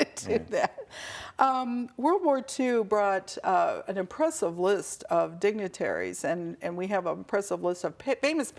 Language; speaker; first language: English; native; English